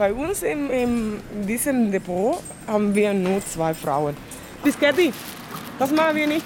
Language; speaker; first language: German; non-native, fluent; Spanish